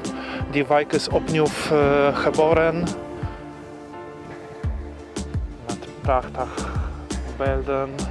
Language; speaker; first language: Dutch; non-native, learner; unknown